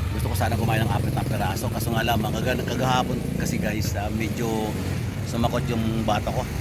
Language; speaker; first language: Filipino; native; Filipino